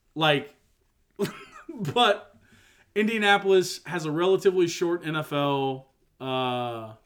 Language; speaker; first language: English; native; English